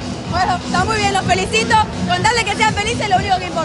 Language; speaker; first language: Spanish; native; Spanish